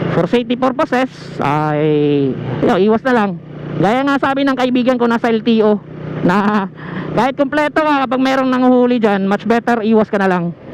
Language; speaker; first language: Filipino; non-native, local second language; Cebuano